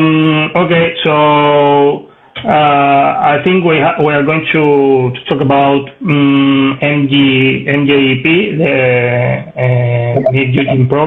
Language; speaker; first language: English; non-native, learner; Spanish